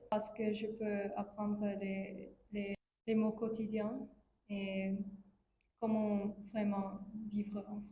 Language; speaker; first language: French; non-native, fluent; English